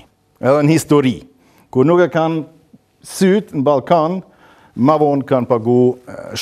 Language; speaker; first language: Albanian; non-native, learner; German